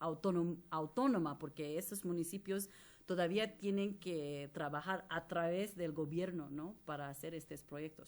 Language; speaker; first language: Spanish; non-native, fluent; English